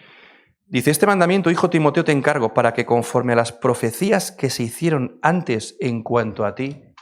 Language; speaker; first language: Spanish; native; Spanish